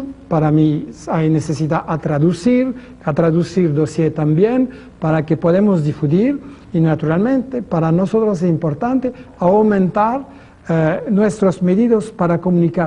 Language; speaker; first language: Spanish; non-native, fluent; French